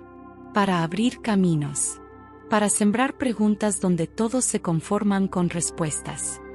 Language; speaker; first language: Spanish; native; Spanish